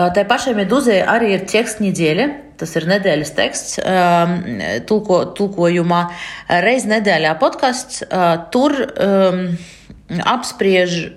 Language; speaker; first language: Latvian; non-native, local second language; Russian